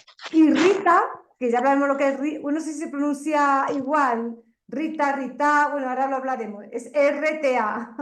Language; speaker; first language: Spanish; native; Spanish